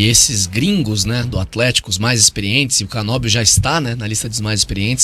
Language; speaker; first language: Portuguese; native; Portuguese